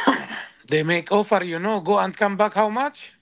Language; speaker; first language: English; non-native, learner; Arabic